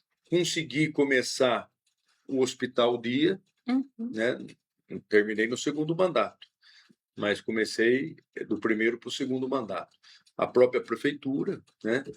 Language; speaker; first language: Portuguese; native; Portuguese